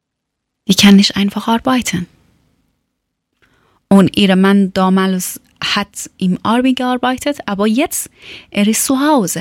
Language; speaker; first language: German; non-native, learner; Persian